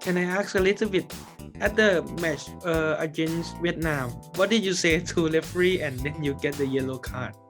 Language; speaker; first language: English; non-native, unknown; Thai